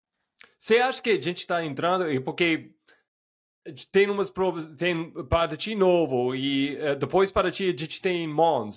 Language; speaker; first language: Portuguese; non-native, fluent; English